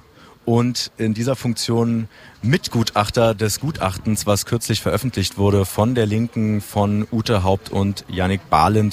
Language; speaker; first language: German; native; German